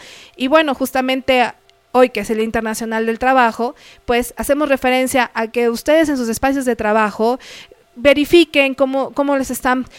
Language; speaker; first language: Spanish; native; Spanish